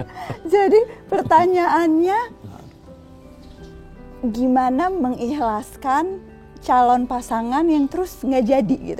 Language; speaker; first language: Indonesian; native; Indonesian